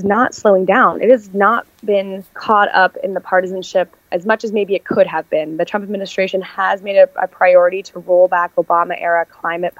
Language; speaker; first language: English; native; English